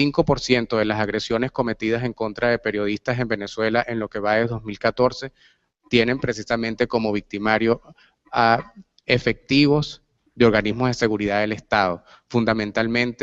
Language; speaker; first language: Spanish; native; Spanish